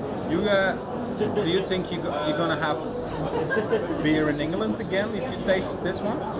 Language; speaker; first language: English; non-native, fluent; Dutch